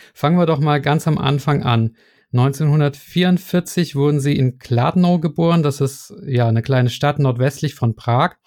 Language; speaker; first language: German; native; German